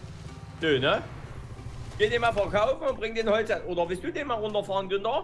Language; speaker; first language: German; native; German